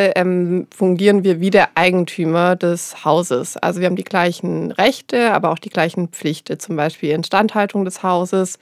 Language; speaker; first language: German; native; German